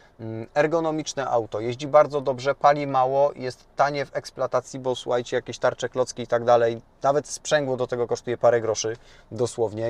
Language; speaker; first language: Polish; native; Polish